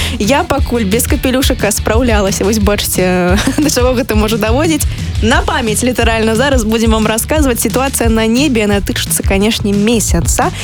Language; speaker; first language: Belarusian; non-native, local second language; Russian